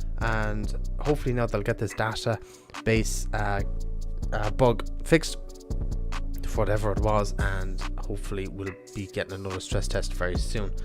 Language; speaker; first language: English; native; English